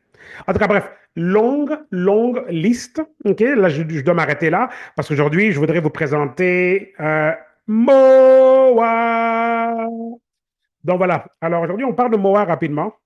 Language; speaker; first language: French; native; French